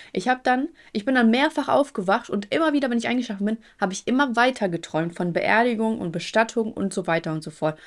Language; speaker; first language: German; early bilingual, other home language; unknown